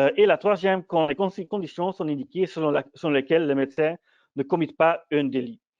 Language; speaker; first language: French; non-native, fluent; Dutch